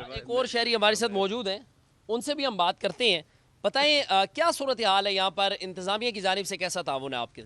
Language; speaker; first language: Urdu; native; Urdu